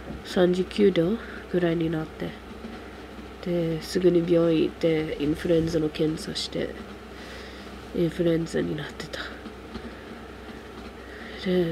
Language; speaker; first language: Japanese; non-native, fluent; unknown